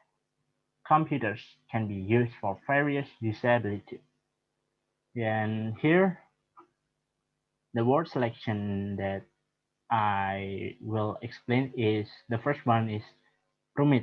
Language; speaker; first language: English; non-native, learner; Indonesian